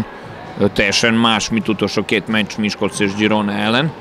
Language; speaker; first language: Hungarian; non-native, learner; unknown